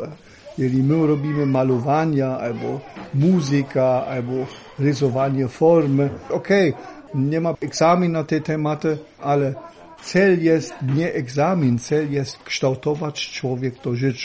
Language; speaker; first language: Polish; non-native, learner; German